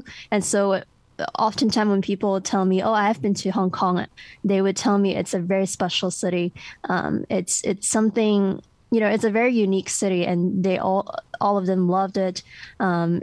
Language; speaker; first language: English; non-native, local second language; Cantonese